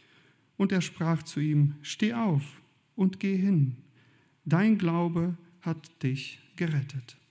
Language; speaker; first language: German; native; German